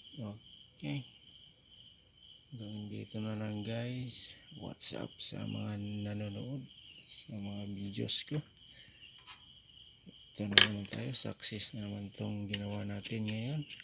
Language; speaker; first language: Filipino; non-native, local second language; Cebuano